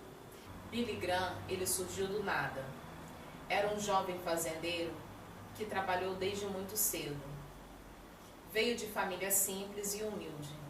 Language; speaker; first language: Portuguese; native; Portuguese